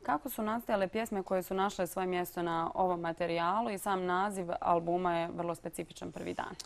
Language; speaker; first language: Bosnian; native; Bosnian